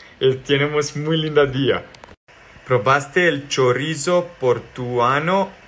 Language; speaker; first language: Spanish; non-native, learner; Serbian